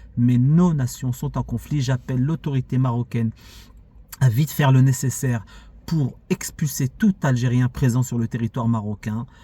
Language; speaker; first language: French; early bilingual, other home language; Arabic